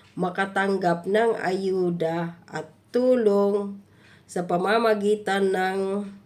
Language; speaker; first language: Filipino; non-native, local second language; Cebuano